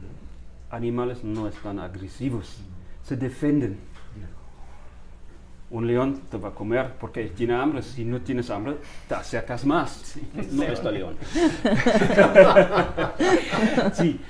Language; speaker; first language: Spanish; non-native, fluent; German